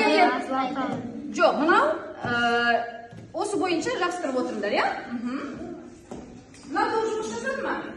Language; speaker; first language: Kazakh; native; Kazakh